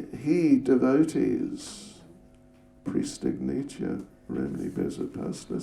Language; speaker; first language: Russian; non-native, learner; English